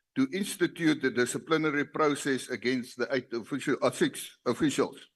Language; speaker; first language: English; non-native, local second language; Afrikaans